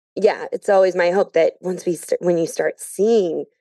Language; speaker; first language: English; native; English